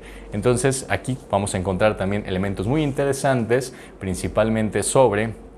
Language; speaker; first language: Spanish; native; Spanish